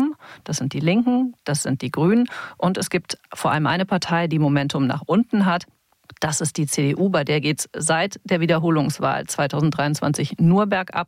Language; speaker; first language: German; native; German